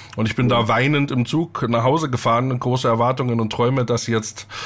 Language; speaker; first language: German; native; German